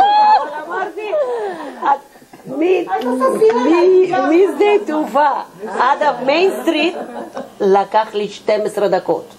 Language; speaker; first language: Hebrew; non-native, fluent; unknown